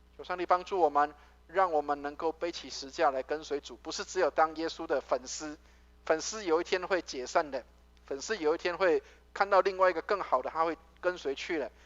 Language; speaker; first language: Chinese; native; Chinese